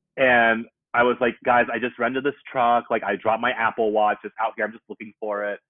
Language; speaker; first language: English; native; English